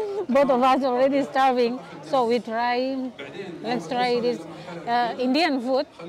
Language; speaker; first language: English; non-native, learner; Indonesian